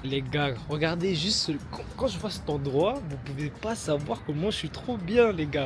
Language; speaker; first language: French; native; French